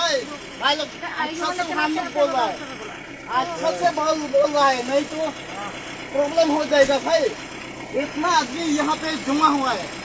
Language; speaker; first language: Hindi; non-native, local second language; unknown